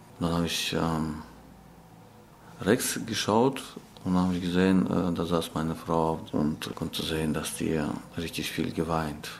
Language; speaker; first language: German; non-native, learner; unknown